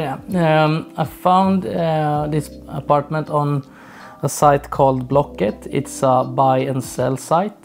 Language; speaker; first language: English; non-native, fluent; Swedish